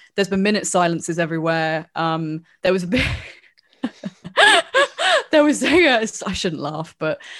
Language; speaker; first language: English; native; English